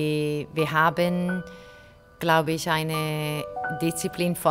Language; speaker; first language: German; non-native, fluent; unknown